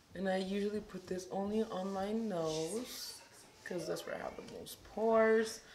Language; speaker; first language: English; early bilingual, other home language; Spanish